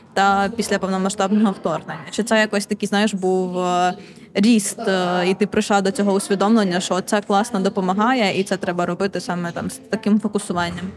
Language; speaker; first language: Ukrainian; native; Ukrainian